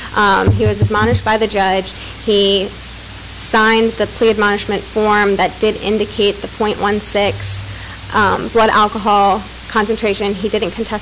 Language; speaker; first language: English; native; English